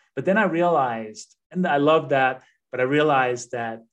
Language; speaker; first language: English; non-native, fluent; Danish